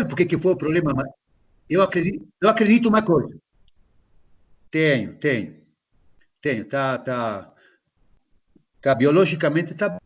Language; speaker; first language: Portuguese; non-native, fluent; Spanish